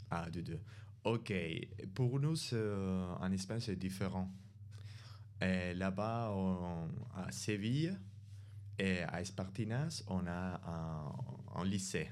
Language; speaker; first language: French; non-native, fluent; Spanish